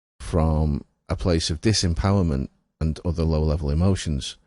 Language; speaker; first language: English; native; English